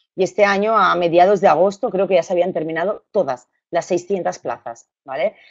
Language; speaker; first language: Spanish; native; Spanish